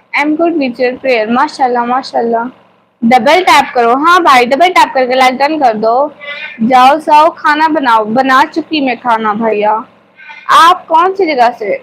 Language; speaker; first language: Urdu; non-native, local second language; Punjabi